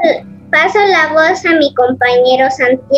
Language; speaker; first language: Spanish; native; Spanish